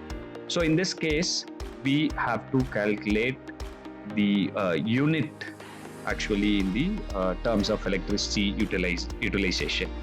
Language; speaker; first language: English; non-native, local second language; Tamil